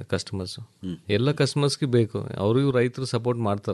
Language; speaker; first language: Kannada; non-native, learner; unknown